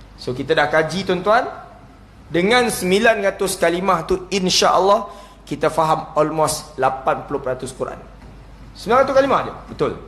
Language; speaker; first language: Malay; native; Malay